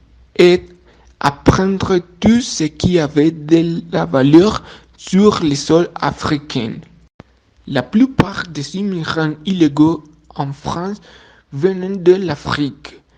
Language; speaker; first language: French; non-native, learner; Spanish